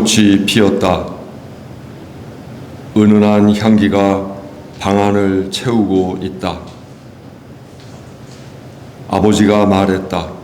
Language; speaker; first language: Korean; native; Korean